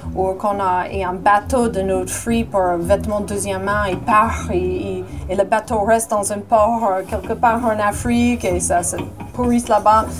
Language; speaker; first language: French; non-native, fluent; English